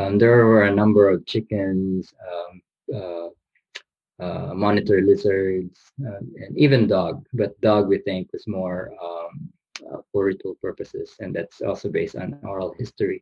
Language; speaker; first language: English; non-native, local second language; Bikol